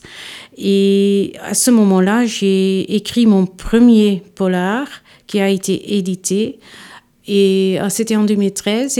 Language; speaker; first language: French; non-native, local second language; Dutch